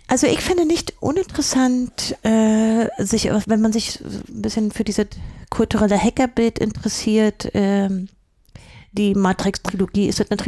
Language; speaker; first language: German; native; German